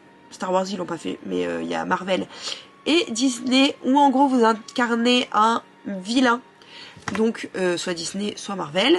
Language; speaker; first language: French; native; French